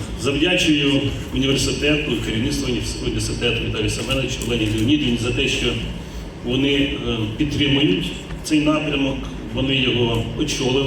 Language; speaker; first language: Ukrainian; native; Ukrainian